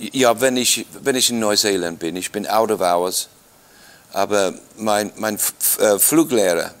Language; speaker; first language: German; non-native, fluent; English